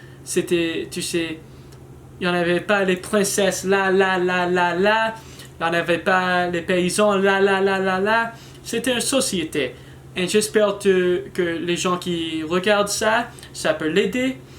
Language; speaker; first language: French; non-native, learner; English